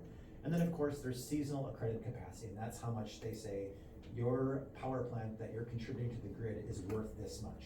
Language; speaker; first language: English; native; English